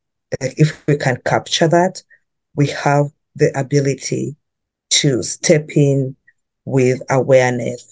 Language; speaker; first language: English; non-native, local second language; Ganda